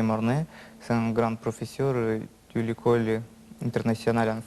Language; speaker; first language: French; non-native, learner; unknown